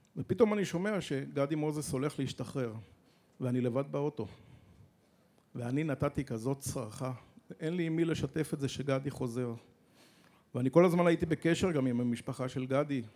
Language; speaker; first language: Hebrew; native; Hebrew